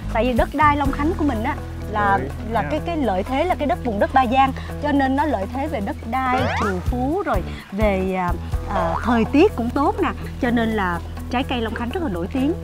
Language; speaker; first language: Vietnamese; native; Vietnamese